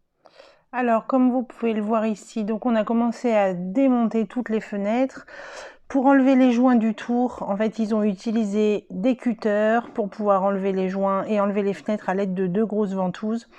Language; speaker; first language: French; native; French